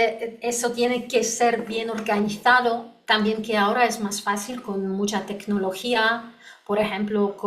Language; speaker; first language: Spanish; non-native, learner; Polish